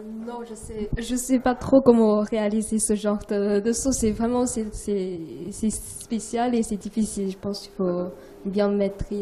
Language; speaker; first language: French; non-native, learner; Chinese